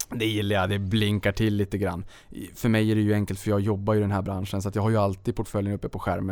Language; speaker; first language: Swedish; native; Swedish